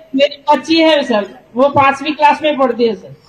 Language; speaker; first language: Hindi; non-native, local second language; Gujarati